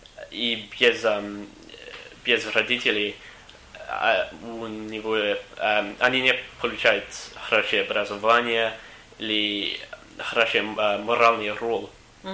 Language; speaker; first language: Russian; non-native, learner; English